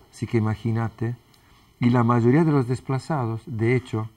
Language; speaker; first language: Spanish; early bilingual, other home language; Italian